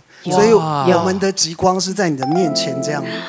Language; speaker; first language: Chinese; native; Chinese